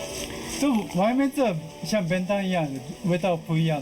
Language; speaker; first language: Chinese; non-native, fluent; Japanese